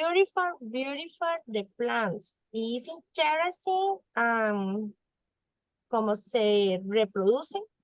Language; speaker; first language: English; non-native, learner; Spanish